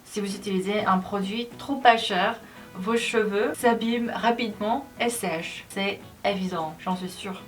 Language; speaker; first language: French; non-native, learner; Korean